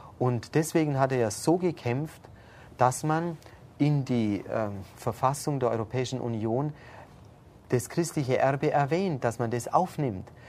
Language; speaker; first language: German; native; German